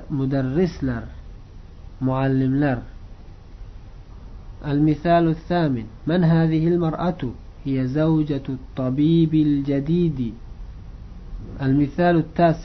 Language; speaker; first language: Arabic; non-native, fluent; Uzbek